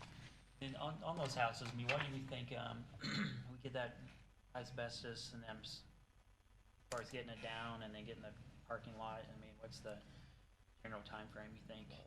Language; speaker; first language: English; native; English